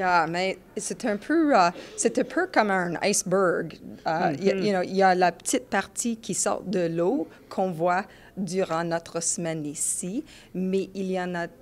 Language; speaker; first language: French; non-native, learner; English